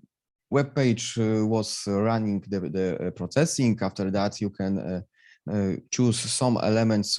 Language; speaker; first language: English; non-native, fluent; Polish